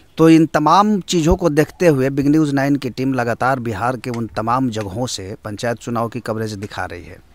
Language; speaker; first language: Hindi; native; Hindi